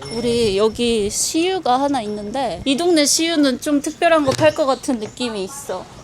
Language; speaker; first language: Korean; native; Korean